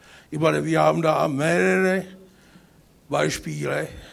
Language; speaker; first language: German; non-native, fluent; Czech